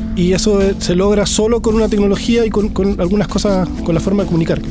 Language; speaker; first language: Spanish; native; Spanish